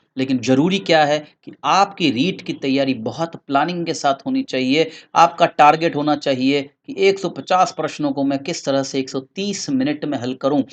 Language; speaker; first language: Hindi; native; Hindi